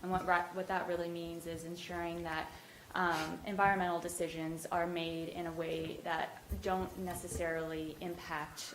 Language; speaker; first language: English; native; English